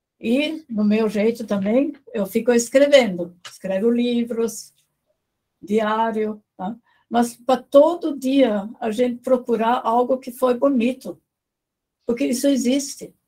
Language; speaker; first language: Portuguese; non-native, fluent; German